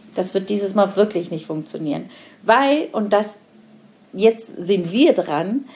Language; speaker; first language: German; non-native, fluent; Persian